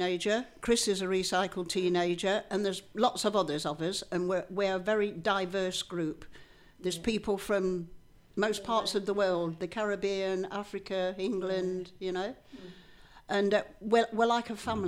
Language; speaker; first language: English; native; English